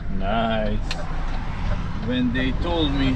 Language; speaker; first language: English; non-native, learner; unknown